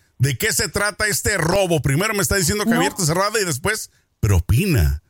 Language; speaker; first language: Spanish; native; Spanish